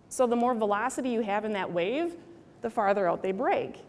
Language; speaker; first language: English; native; English